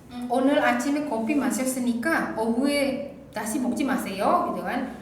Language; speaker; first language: Korean; non-native, fluent; Indonesian